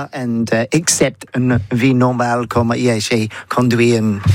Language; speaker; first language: French; non-native, learner; English